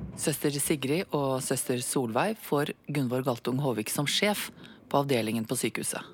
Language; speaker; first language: Norwegian; native; Norwegian